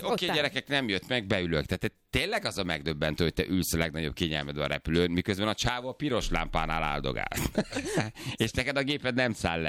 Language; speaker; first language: Hungarian; native; Hungarian